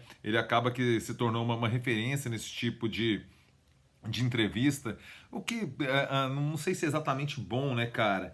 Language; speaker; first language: Portuguese; native; Portuguese